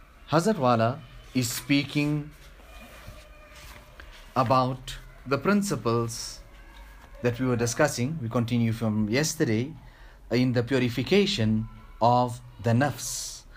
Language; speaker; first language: English; native; English